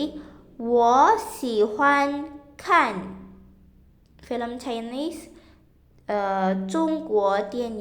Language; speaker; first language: Chinese; non-native, fluent; Indonesian